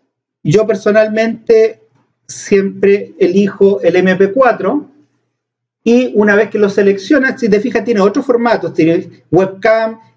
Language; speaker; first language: Spanish; native; Spanish